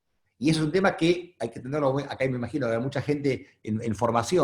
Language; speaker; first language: Spanish; native; Spanish